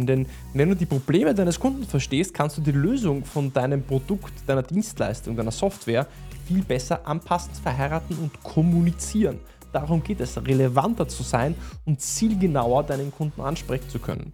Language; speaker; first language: German; native; German